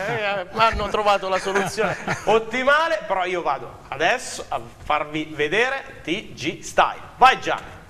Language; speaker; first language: Italian; native; Italian